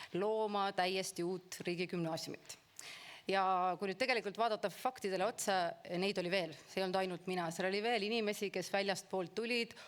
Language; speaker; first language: Estonian; native; Estonian